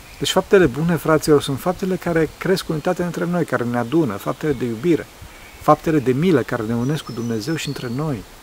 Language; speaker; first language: Romanian; early bilingual, heritage; Romanian